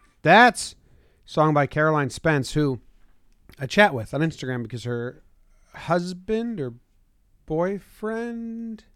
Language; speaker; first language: English; native; English